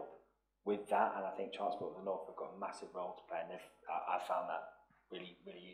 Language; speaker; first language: English; native; English